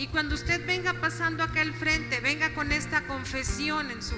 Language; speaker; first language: Spanish; native; Spanish